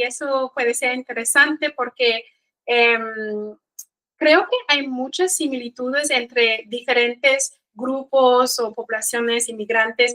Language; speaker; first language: Spanish; non-native, fluent; Kikuyu